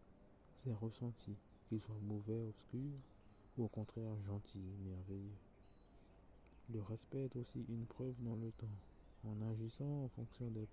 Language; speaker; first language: French; native; French